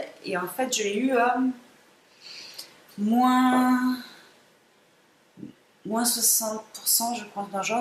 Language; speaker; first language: French; native; French